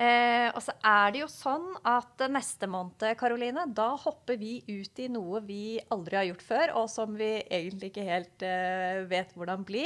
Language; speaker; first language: Norwegian; native; Norwegian